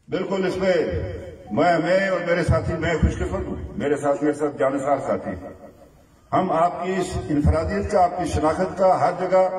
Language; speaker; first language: Urdu; non-native, local second language; Pahari-Potwari